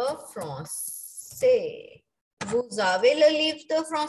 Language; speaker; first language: French; non-native, fluent; Hindi